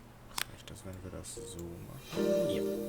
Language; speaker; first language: German; native; German